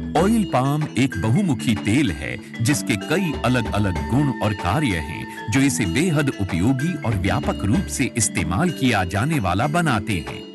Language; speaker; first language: Hindi; native; Hindi